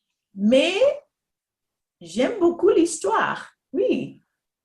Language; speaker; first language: French; non-native, fluent; Spanish